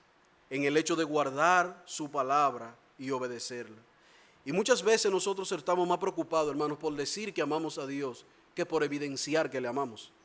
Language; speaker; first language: Spanish; native; Spanish